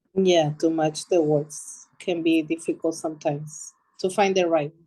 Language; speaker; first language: English; early bilingual, other home language; Spanish